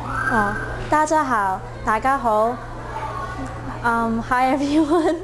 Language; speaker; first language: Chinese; early bilingual, heritage; Chinese